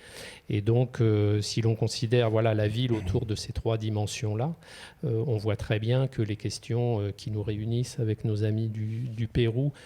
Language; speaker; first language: French; native; French